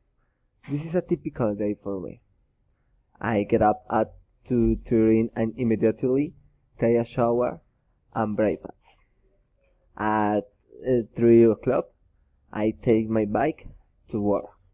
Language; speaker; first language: English; non-native, learner; Spanish